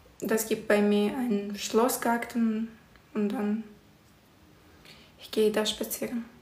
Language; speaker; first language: German; non-native, learner; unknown